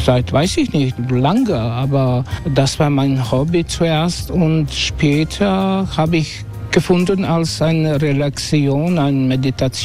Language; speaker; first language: German; non-native, learner; Croatian